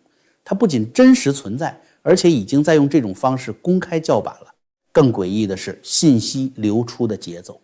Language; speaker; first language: Chinese; native; Chinese